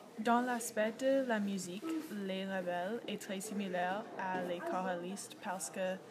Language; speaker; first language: French; non-native, learner; English